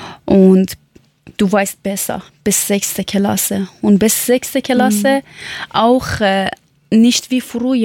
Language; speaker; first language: German; non-native, learner; Persian